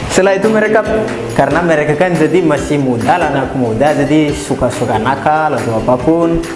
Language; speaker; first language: Malay; non-native, fluent; Malagasy